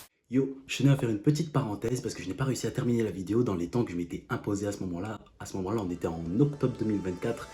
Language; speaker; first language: French; native; French